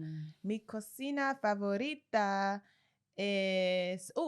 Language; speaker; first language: Spanish; non-native, learner; English